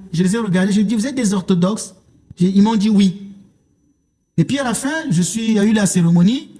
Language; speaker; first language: French; non-native, local second language; Lingala